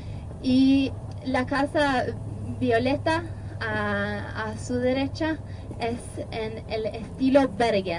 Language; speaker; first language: Spanish; non-native, fluent; Norwegian